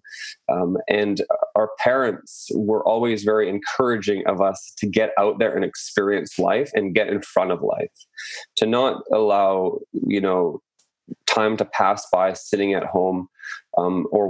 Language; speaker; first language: English; native; English